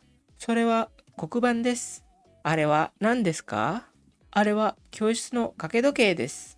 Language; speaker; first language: Japanese; non-native, fluent; Indonesian